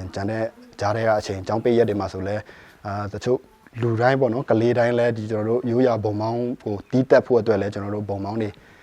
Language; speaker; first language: Burmese; non-native, local second language; Pa'o Karen